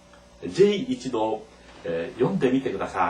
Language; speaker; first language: Japanese; non-native, fluent; Korean